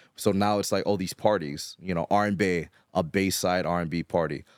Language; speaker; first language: English; native; English